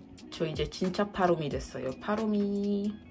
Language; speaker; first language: Korean; non-native, fluent; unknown